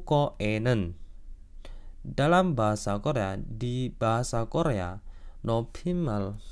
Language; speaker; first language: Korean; non-native, fluent; Indonesian